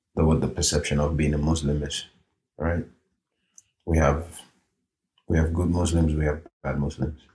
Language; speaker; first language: English; early bilingual, other home language; Norwegian